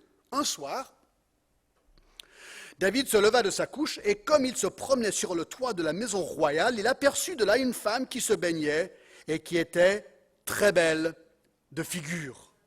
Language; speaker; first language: French; non-native, fluent; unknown